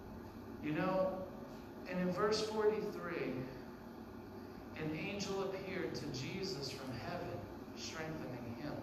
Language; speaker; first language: English; native; English